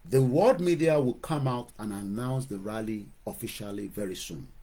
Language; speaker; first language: English; non-native, local second language; Yoruba